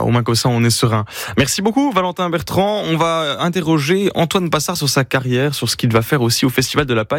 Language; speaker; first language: French; native; French